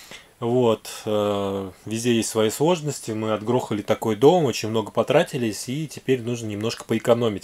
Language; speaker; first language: Russian; native; Russian